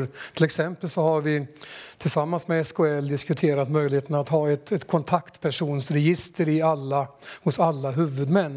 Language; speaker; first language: Swedish; native; Swedish